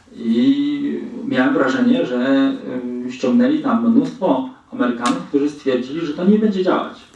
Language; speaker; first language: Polish; native; Polish